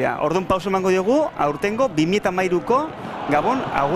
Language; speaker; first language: Basque; native; Basque